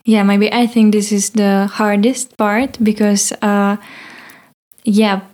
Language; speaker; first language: English; non-native, learner; Czech